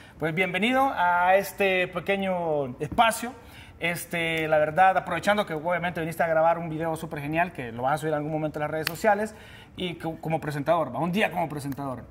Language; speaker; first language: Spanish; native; Spanish